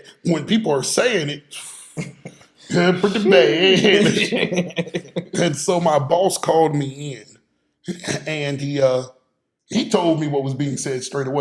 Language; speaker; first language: English; native; English